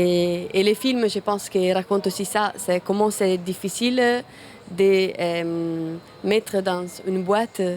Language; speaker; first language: French; non-native, fluent; Italian